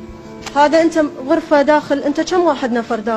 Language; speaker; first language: Arabic; native; Arabic